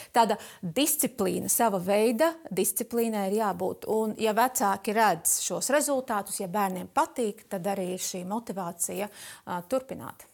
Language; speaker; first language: Latvian; native; Latvian